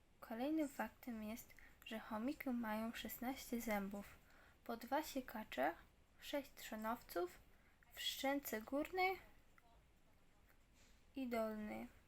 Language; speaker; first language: Polish; native; Polish